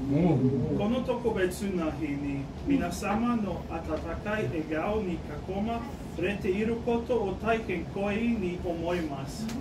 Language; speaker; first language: Japanese; non-native, learner; English